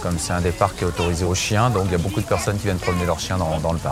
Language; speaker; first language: French; native; French